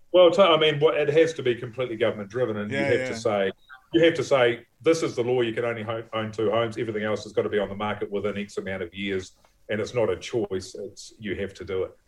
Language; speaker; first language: English; native; English